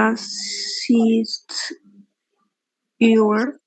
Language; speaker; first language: German; non-native, learner; Spanish